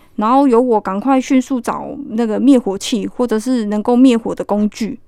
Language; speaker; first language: Chinese; native; Chinese